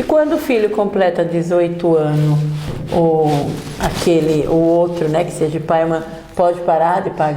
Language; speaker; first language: Portuguese; native; Portuguese